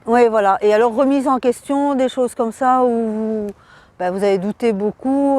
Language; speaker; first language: French; native; French